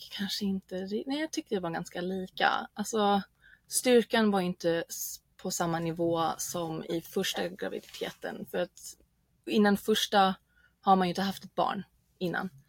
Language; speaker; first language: Swedish; non-native, fluent; German